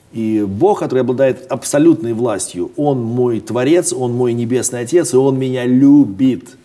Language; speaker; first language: Russian; native; Russian